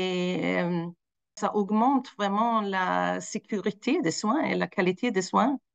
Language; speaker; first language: French; non-native, fluent; Swedish